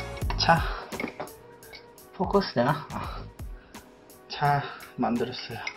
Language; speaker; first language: Korean; non-native, fluent; Polish